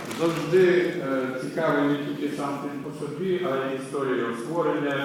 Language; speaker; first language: Ukrainian; native; Ukrainian